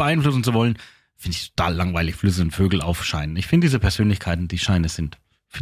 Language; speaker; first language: German; native; German